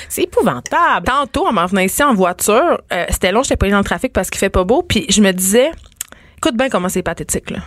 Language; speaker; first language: French; native; French